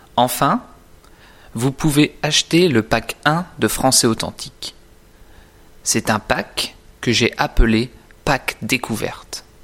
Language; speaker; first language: French; native; French